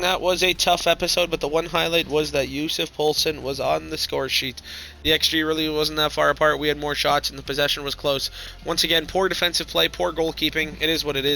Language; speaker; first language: English; native; English